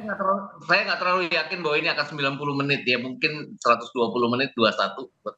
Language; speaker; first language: Indonesian; native; Indonesian